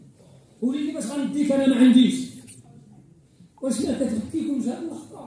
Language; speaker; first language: Arabic; native; Arabic